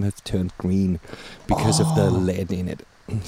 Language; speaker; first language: English; non-native, fluent; German